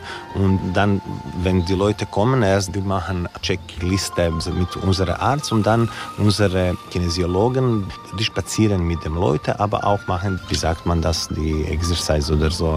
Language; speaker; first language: German; non-native, learner; Croatian